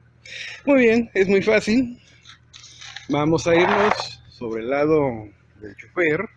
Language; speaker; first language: Spanish; native; Spanish